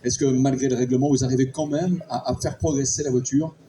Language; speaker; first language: French; native; French